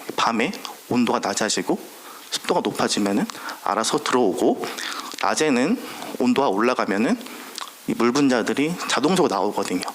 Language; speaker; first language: Korean; native; Korean